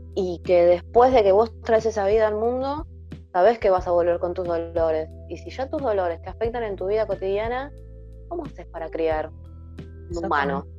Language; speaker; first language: Spanish; native; Spanish